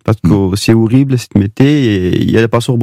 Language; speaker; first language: French; non-native, learner; Pashto